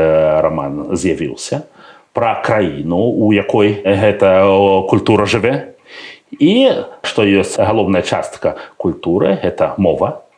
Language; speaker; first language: Belarusian; non-native, fluent; Russian